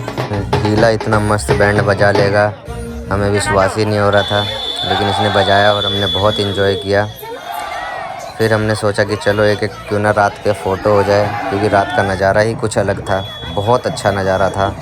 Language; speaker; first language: Hindi; native; Hindi